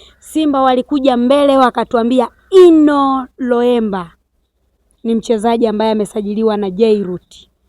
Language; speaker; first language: Swahili; native; Swahili